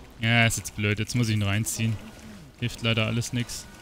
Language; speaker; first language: German; native; German